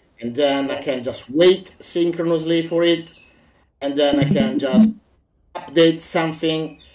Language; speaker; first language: English; non-native, fluent; Italian